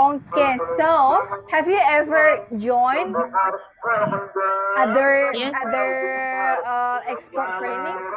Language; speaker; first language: English; non-native, fluent; Indonesian